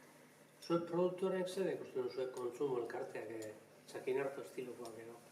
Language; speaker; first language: Basque; native; Basque